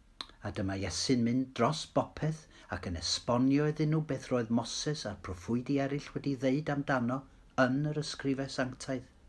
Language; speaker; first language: Welsh; native; Welsh